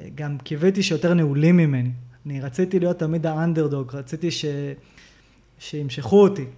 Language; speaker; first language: Hebrew; native; Hebrew